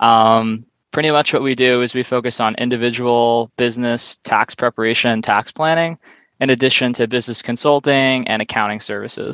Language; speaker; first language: English; native; English